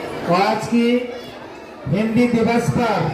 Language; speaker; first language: Hindi; non-native, local second language; Odia